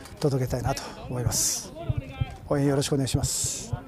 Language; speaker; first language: Japanese; native; Japanese